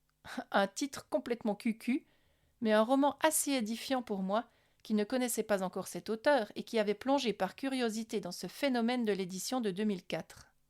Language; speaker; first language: French; native; French